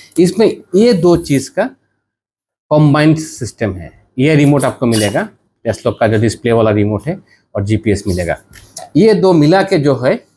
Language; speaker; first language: Hindi; non-native, learner; Bangla